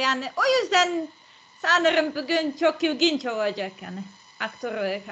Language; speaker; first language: Turkish; non-native, learner; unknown